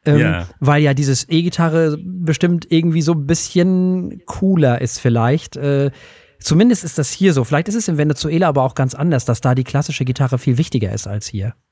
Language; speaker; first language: German; native; German